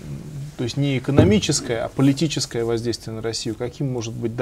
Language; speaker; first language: Russian; native; Russian